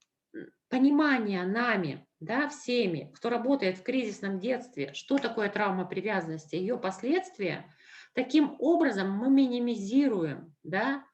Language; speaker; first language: Russian; native; Russian